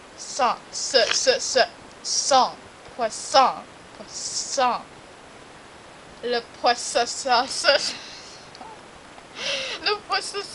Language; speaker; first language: French; non-native, learner; English